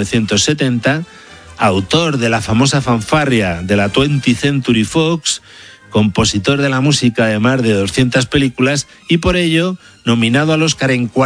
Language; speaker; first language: Spanish; native; Spanish